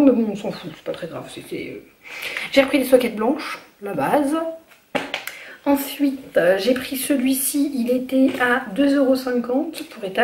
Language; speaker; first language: French; native; French